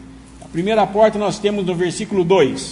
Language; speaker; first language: Portuguese; native; Portuguese